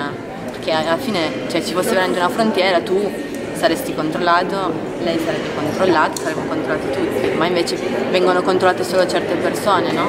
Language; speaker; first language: Italian; native; Italian